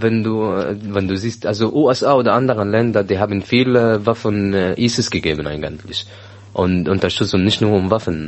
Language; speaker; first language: German; non-native, learner; Arabic